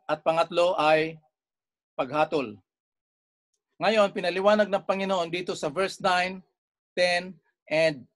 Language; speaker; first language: Filipino; non-native, local second language; Bikol